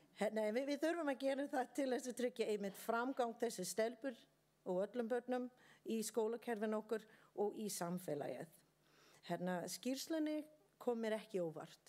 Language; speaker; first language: Icelandic; non-native, learner; English